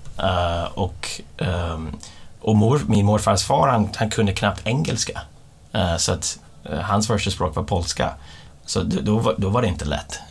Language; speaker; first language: Swedish; non-native, fluent; English